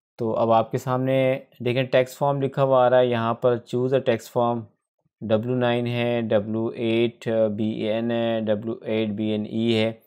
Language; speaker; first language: Urdu; native; Urdu